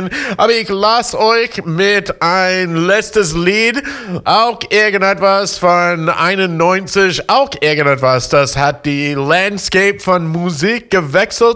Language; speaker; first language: German; non-native, fluent; English